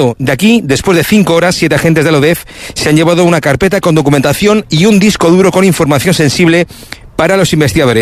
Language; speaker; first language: Spanish; native; Spanish